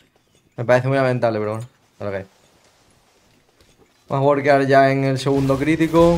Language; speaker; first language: Spanish; native; Spanish